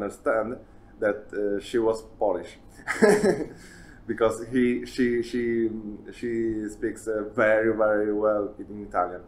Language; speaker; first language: English; non-native, learner; Italian